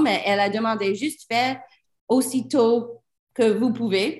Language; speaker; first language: French; non-native, learner; English